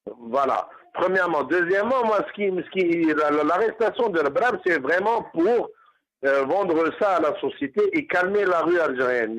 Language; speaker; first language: French; non-native, local second language; Kabyle